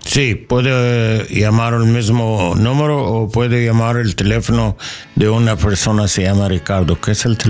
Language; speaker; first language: Spanish; non-native, learner; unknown